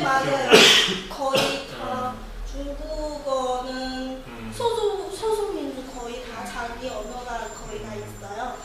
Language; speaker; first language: Korean; non-native, learner; Chinese